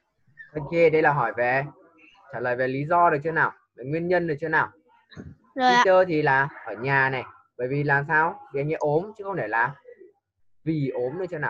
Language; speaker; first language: Vietnamese; native; Vietnamese